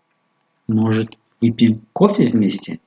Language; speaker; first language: Russian; non-native, local second language; Tajik